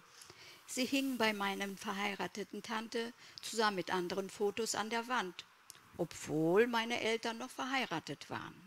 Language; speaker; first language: German; early bilingual, other home language; Kurdish